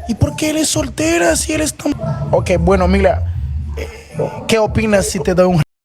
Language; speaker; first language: Spanish; non-native, fluent; Haitian Creole